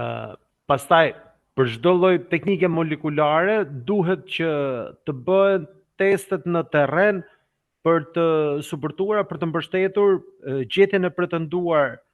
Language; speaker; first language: Albanian; native; Albanian